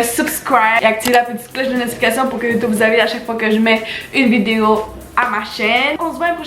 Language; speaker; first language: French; early bilingual, other home language; Spanish